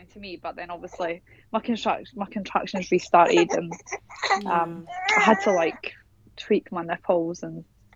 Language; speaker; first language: English; native; English